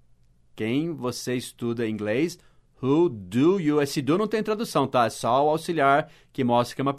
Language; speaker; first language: Portuguese; non-native, fluent; English